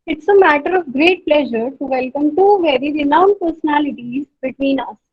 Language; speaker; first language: English; non-native, local second language; Hindi